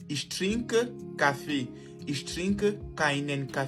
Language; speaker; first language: German; non-native, fluent; French